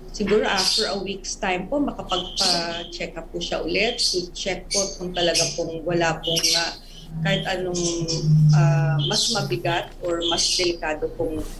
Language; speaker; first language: Filipino; native; Filipino